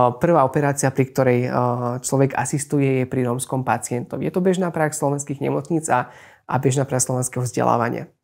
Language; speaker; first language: Slovak; non-native, local second language; Hungarian